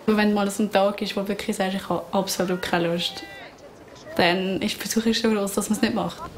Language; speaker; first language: German; native; German